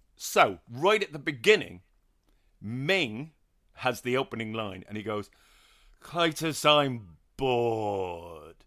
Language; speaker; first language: English; native; English